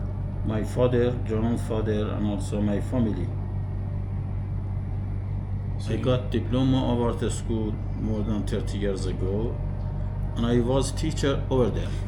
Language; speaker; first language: English; non-native, learner; Persian